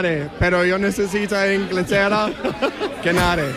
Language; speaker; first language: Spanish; non-native, learner; English